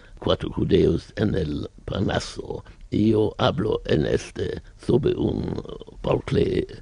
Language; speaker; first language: Spanish; non-native, learner; German